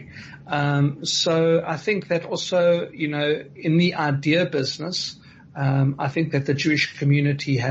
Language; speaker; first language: English; native; English